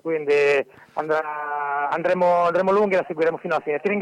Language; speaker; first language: Italian; native; Italian